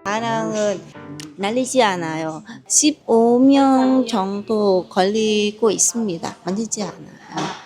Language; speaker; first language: Korean; non-native, learner; Vietnamese